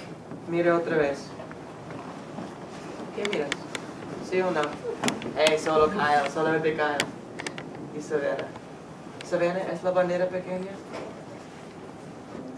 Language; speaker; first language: Spanish; non-native, fluent; English